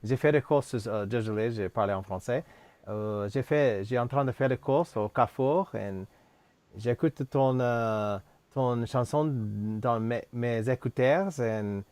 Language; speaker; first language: French; non-native, learner; English